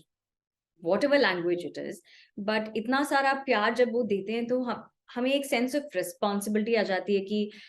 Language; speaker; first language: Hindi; non-native, local second language; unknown